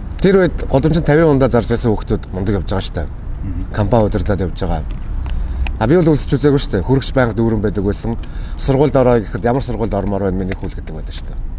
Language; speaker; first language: Mongolian; native; Mongolian